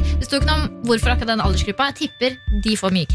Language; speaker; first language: Norwegian; native; Norwegian